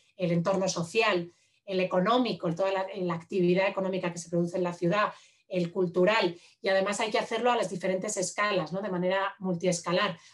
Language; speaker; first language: Spanish; native; Spanish